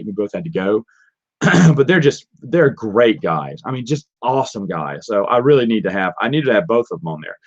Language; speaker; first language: English; native; English